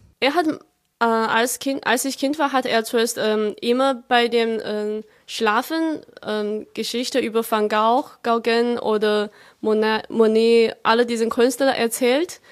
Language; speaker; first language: German; non-native, fluent; Chinese